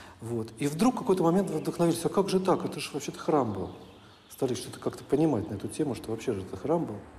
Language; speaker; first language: Russian; native; Russian